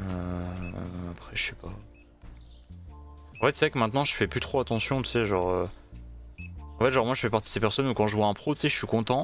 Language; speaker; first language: French; native; French